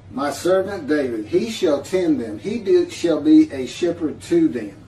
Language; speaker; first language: English; native; English